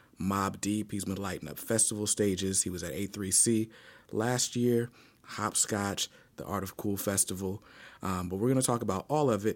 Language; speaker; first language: English; native; English